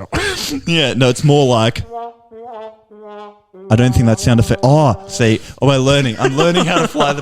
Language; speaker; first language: English; native; English